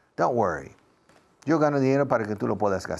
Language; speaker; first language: Spanish; non-native, fluent; English